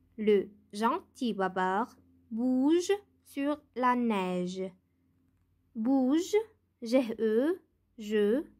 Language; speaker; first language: French; non-native, local second language; Arabic